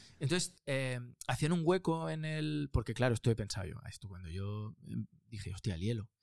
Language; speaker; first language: Spanish; native; Spanish